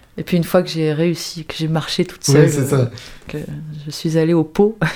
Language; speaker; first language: French; native; French